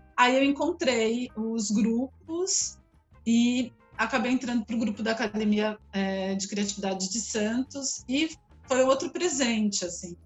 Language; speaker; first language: Portuguese; native; Portuguese